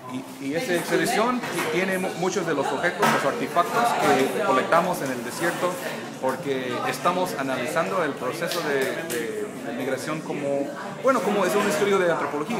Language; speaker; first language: Spanish; early bilingual, heritage; Spanish